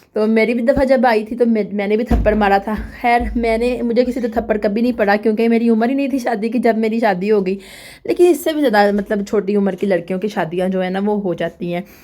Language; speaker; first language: Urdu; non-native, local second language; Punjabi